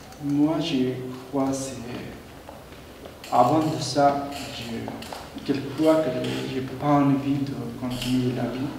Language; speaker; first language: French; non-native, learner; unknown